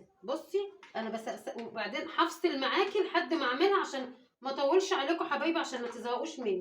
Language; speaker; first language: Arabic; native; Arabic